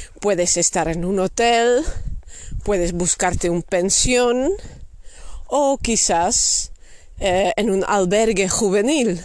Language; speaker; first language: Spanish; non-native, fluent; Dutch